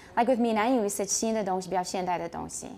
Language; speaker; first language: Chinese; non-native, fluent; English